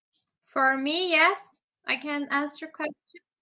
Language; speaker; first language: English; non-native, fluent; Turkish